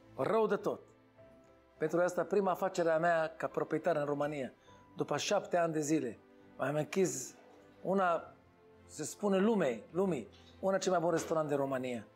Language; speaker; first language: Romanian; non-native, learner; Hebrew